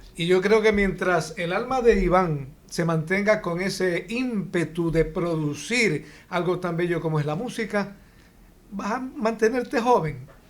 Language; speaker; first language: Spanish; native; Spanish